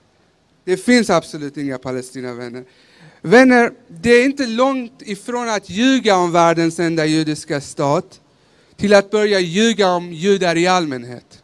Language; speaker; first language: Swedish; early bilingual, other home language; Persian